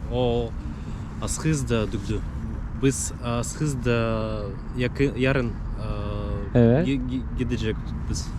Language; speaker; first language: Turkish; non-native, learner; Russian